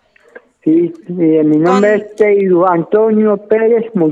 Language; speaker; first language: Spanish; native; Spanish